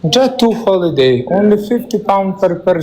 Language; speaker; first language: English; non-native, learner; Lithuanian